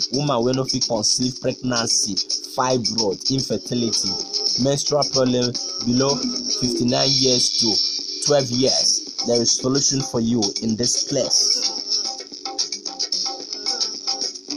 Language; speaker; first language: English; non-native, local second language; Ibibio